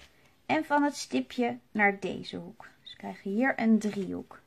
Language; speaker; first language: Dutch; native; Dutch